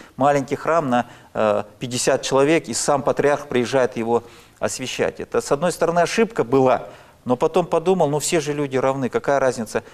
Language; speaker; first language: Russian; native; Russian